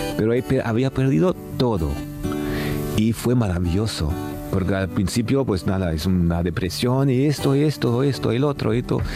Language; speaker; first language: Spanish; non-native, fluent; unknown